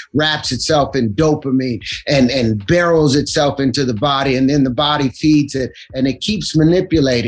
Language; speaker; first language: English; native; English